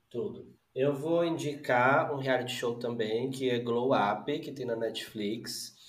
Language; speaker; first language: Portuguese; native; Portuguese